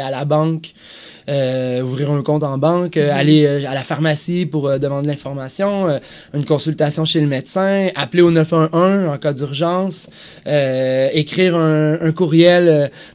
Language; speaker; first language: French; native; French